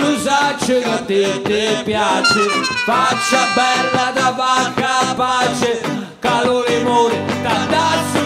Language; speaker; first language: Italian; native; Italian